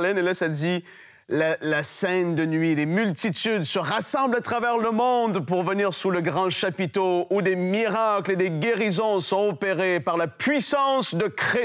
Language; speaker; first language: French; native; French